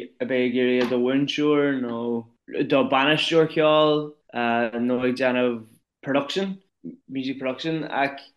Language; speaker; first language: Irish; non-native, local second language; English